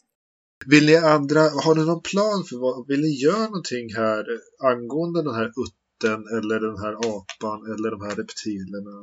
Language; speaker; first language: Swedish; native; Swedish